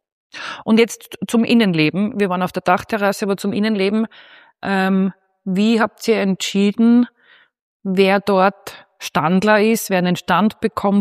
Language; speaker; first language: German; native; German